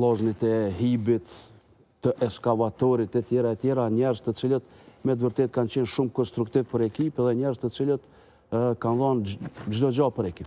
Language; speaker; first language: Albanian; native; Albanian